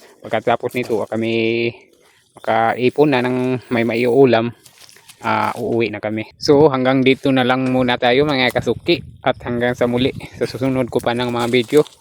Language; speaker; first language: Filipino; non-native, local second language; Cebuano